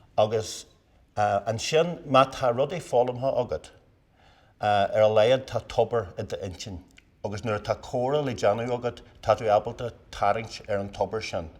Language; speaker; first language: Irish; non-native, local second language; English